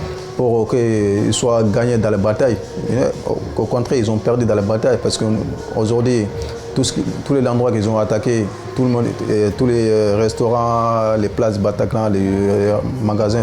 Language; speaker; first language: French; non-native, local second language; Soninke